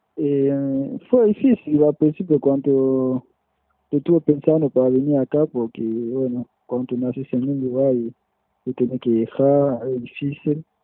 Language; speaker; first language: Spanish; non-native, fluent; French